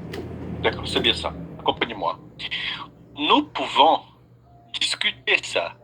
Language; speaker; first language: French; non-native, fluent; Portuguese